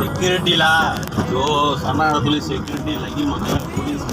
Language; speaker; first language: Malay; non-native, learner; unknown